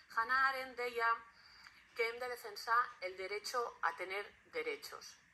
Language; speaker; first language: Spanish; non-native, local second language; Catalan